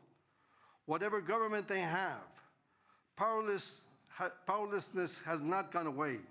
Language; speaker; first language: English; non-native, fluent; Spanish